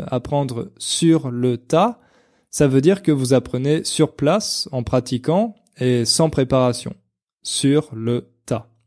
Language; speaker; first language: French; native; French